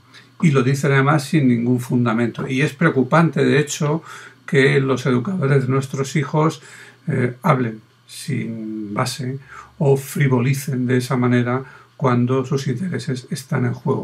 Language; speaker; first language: Spanish; native; Spanish